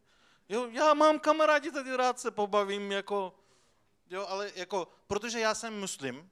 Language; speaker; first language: Czech; non-native, fluent; Turkish